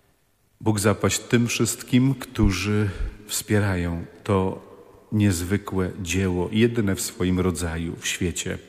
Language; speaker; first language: Polish; native; Polish